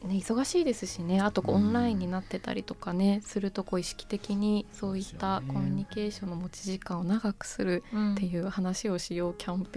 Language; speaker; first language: Japanese; native; Japanese